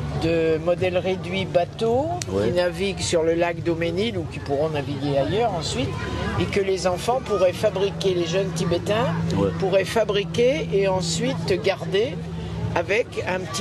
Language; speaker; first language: French; native; French